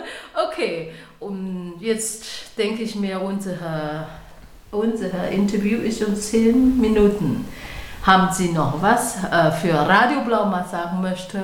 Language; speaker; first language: German; non-native, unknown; Chinese